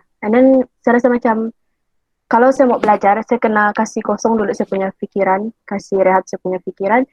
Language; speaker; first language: Malay; native; Malay